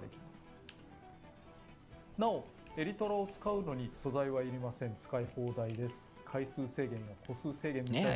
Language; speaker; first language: Japanese; native; Japanese